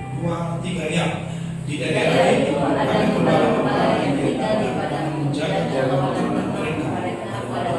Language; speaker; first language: Indonesian; native; Indonesian